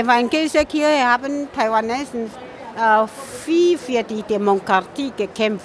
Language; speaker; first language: German; non-native, fluent; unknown